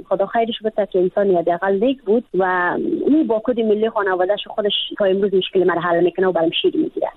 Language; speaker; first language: Persian; native; Persian